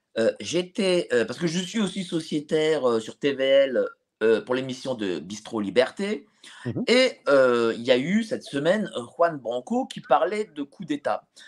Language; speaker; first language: French; native; French